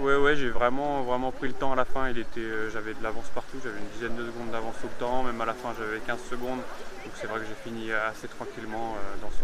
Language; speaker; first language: French; native; French